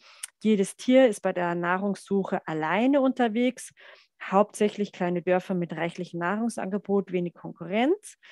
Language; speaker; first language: German; native; German